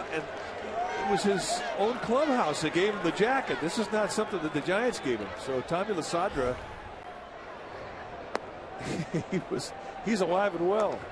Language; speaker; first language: English; native; English